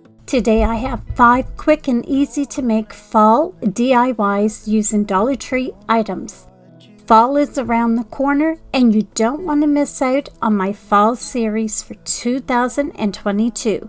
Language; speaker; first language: English; native; English